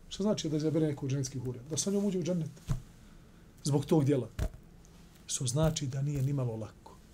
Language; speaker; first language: Bosnian; native; Bosnian